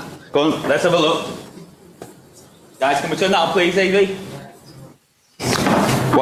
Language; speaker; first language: English; native; English